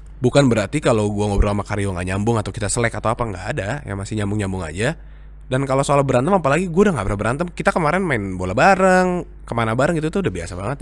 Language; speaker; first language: Indonesian; native; Indonesian